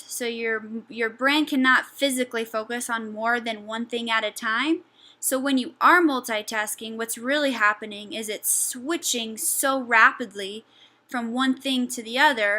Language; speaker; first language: English; native; English